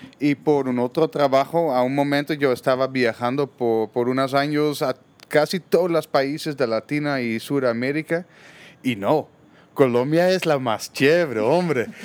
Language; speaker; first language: Spanish; non-native, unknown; Dutch